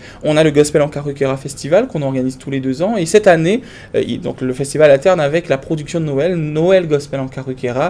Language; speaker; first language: French; native; French